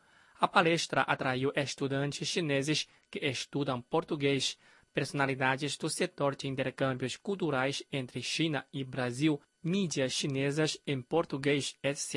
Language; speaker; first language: Portuguese; non-native, fluent; Chinese